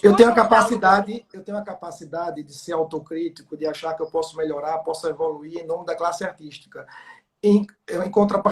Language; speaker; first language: Portuguese; native; Portuguese